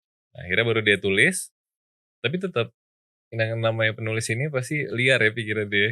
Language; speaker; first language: Indonesian; native; Indonesian